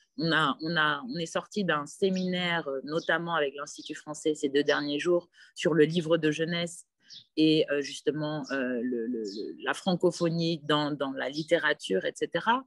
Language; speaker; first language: French; non-native, local second language; Wolof